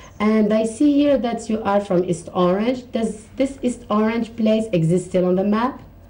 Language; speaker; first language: English; non-native, fluent; Arabic